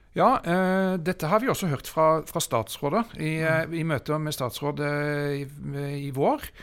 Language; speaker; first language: Norwegian; native; Norwegian